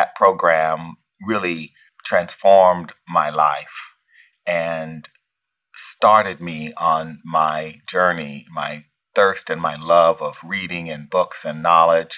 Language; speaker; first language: English; native; English